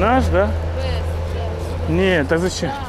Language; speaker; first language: Russian; native; Russian